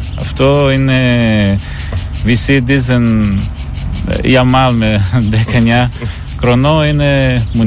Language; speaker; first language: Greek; non-native, learner; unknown